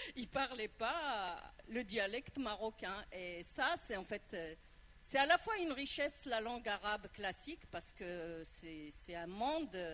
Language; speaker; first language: French; non-native, local second language; Arabic